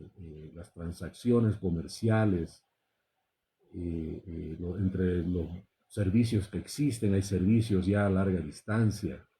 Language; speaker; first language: Spanish; native; Spanish